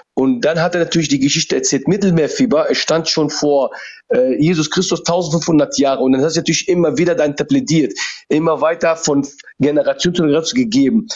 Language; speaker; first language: German; early bilingual, other home language; Turoyo